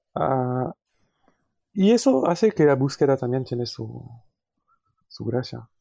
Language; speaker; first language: Spanish; non-native, fluent; French